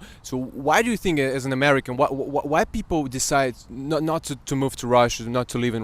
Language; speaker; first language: English; non-native, fluent; Russian